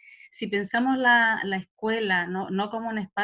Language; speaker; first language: Spanish; native; Spanish